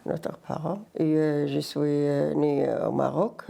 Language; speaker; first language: French; non-native, learner; Riffian